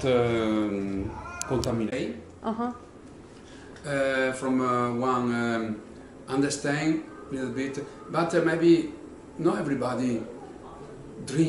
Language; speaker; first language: English; non-native, learner; Italian